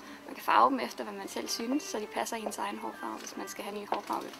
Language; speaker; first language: Danish; native; Danish